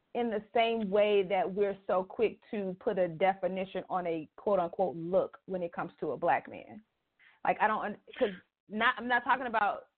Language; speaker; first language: English; native; English